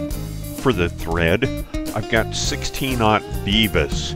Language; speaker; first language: English; native; English